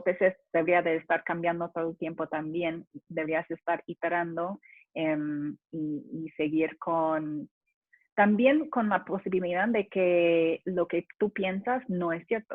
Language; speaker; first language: Spanish; non-native, fluent; English